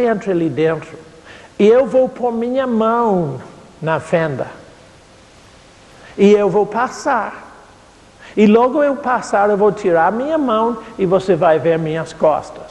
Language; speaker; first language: Portuguese; non-native, fluent; English